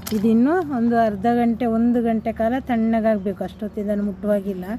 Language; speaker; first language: Kannada; non-native, local second language; Tulu